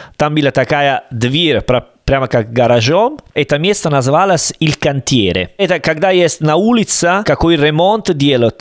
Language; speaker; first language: Russian; non-native, learner; Italian